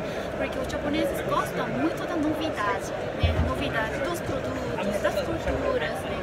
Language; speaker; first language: Portuguese; non-native, learner; Japanese